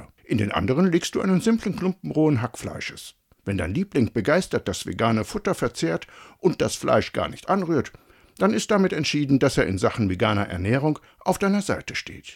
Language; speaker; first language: German; native; German